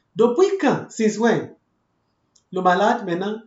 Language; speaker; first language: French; non-native, fluent; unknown